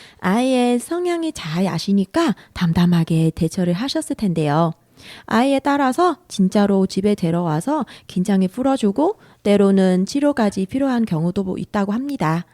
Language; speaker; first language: Korean; non-native, fluent; Vietnamese